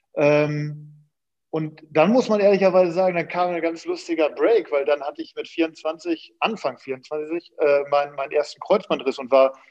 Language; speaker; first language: German; native; German